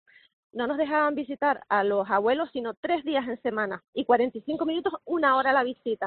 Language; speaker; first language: Spanish; native; Spanish